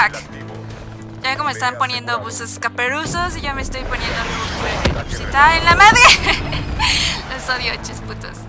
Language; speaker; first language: Spanish; native; Spanish